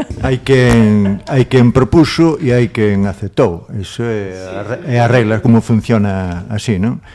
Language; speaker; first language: Galician; non-native, local second language; Spanish